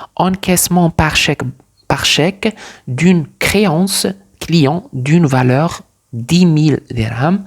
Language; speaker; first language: French; non-native, local second language; Arabic